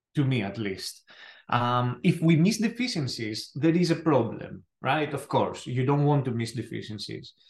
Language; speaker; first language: English; non-native, fluent; Greek